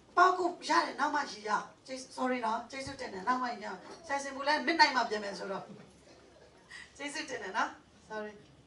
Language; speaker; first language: Burmese; non-native, local second language; Hakha Chin